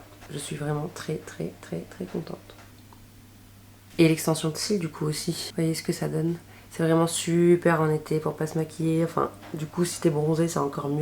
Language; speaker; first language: French; native; French